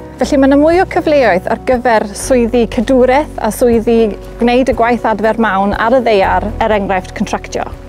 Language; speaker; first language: Welsh; native; Welsh